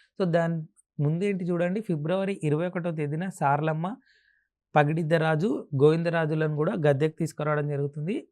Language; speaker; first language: Telugu; native; Telugu